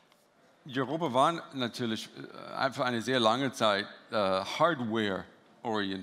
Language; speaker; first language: German; non-native, fluent; English